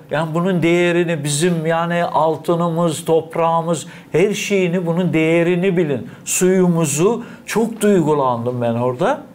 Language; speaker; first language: Turkish; native; Turkish